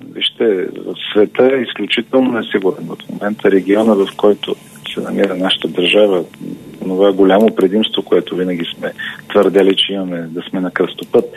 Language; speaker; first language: Bulgarian; native; Bulgarian